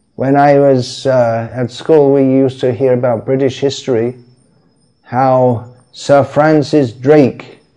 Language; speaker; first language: English; native; English